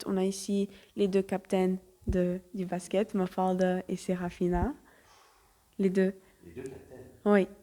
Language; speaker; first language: French; early bilingual, heritage; French